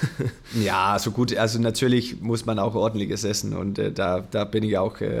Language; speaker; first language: German; non-native, fluent; Danish